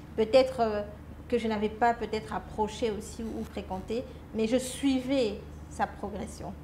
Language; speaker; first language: French; non-native, local second language; Lingala